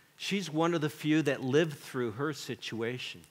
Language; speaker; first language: English; native; English